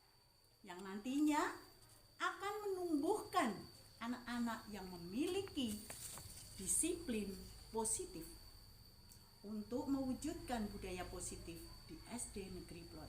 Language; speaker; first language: Indonesian; non-native, local second language; Javanese